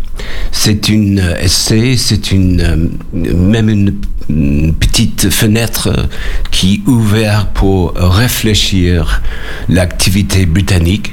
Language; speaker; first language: French; non-native, learner; English